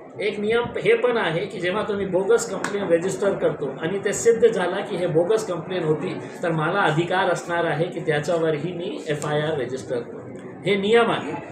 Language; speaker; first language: Marathi; non-native, local second language; Urdu